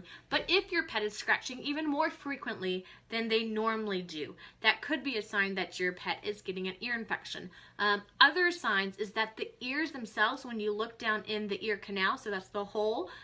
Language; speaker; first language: English; native; English